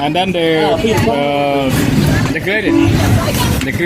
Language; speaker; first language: English; non-native, learner; Khmer